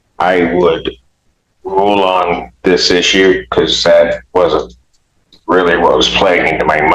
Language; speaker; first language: English; native; English